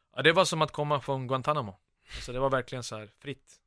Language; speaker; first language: Swedish; early bilingual, other home language; Bosnian